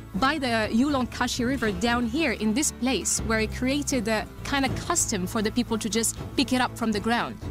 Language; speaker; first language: English; non-native, fluent; Arabic